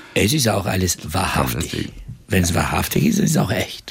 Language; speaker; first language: German; non-native, fluent; Bulgarian